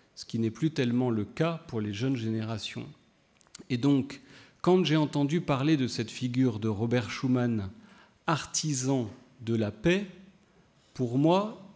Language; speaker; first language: French; native; French